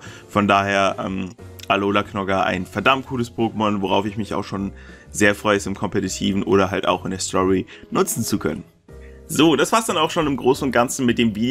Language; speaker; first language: German; native; German